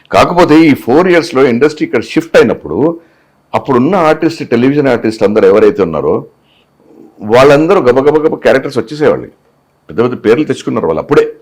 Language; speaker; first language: Telugu; non-native, local second language; Hindi